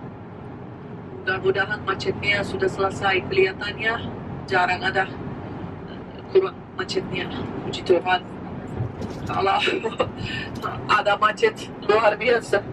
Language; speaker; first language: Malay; non-native, fluent; Turkish